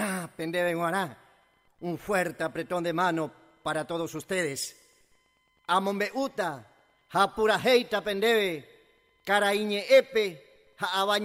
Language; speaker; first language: Spanish; non-native, local second language; Guarani